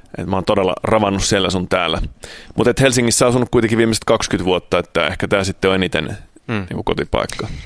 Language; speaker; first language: Finnish; early bilingual, other home language; Italian